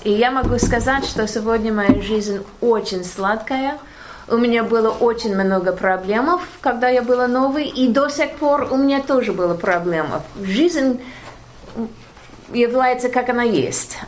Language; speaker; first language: Russian; non-native, learner; English